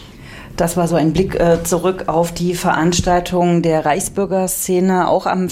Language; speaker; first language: German; native; German